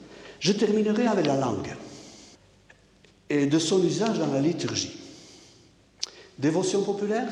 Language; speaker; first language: French; native; French